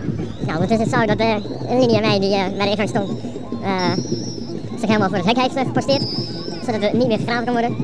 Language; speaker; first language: Dutch; native; Dutch